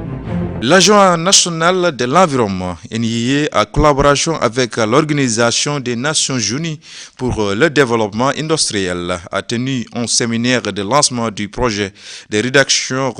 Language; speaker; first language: French; non-native, fluent; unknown